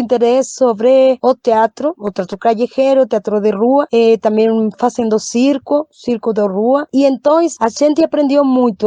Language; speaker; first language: Portuguese; non-native, learner; Spanish